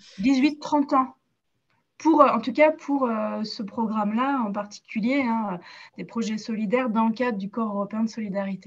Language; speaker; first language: French; native; French